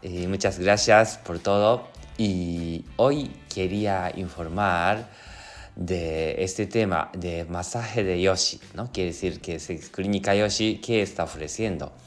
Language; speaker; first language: Spanish; non-native, learner; Japanese